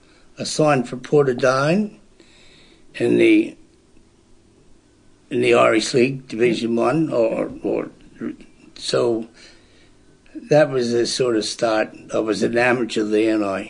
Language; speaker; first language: English; native; English